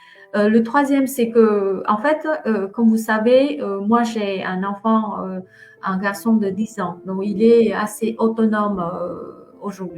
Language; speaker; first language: French; non-native, fluent; Vietnamese